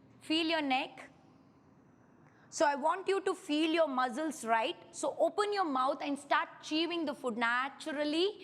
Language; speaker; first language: English; non-native, local second language; Kannada